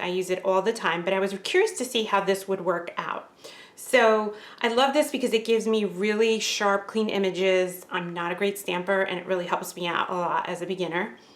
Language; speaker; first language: English; native; English